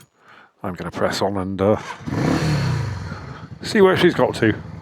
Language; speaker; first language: English; native; English